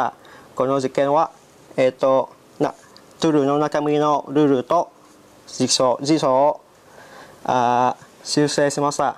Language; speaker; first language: Japanese; non-native, learner; Vietnamese